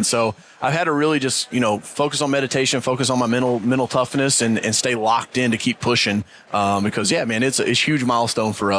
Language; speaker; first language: English; native; English